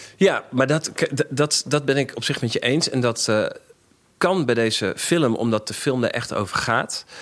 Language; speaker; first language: Dutch; native; Dutch